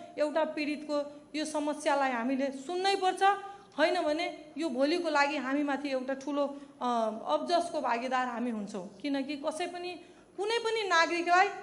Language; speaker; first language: Nepali; non-native, local second language; Maithili